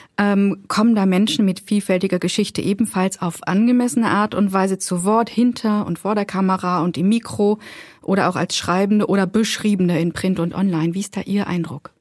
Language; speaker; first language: German; native; German